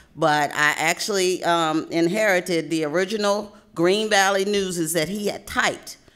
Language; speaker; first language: English; native; English